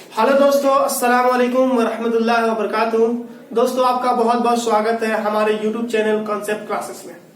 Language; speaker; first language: Hindi; native; Hindi